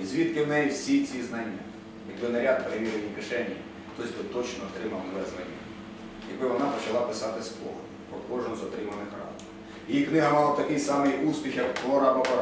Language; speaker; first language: Ukrainian; native; Ukrainian